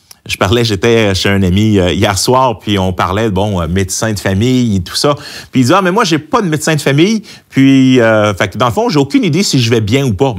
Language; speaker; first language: French; native; French